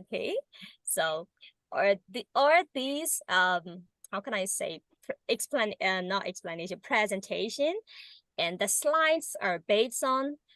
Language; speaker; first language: English; non-native, learner; Burmese